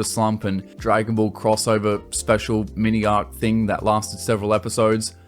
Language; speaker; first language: English; native; English